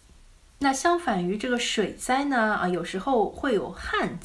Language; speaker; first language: Chinese; native; Chinese